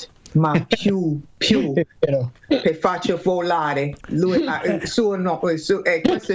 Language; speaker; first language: Italian; non-native, learner; English